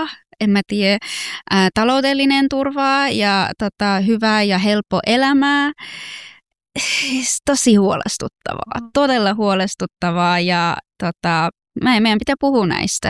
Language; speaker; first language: Finnish; non-native, fluent; Persian